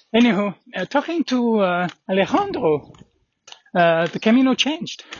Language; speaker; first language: English; non-native, fluent; French